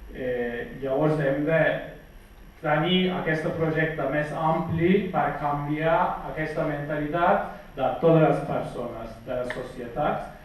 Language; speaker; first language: Catalan; non-native, fluent; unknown